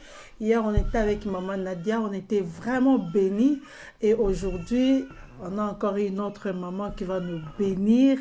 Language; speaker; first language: French; non-native, local second language; Lingala